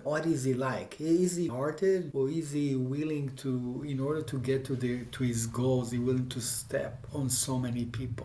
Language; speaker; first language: English; non-native, fluent; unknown